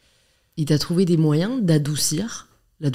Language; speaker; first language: French; native; French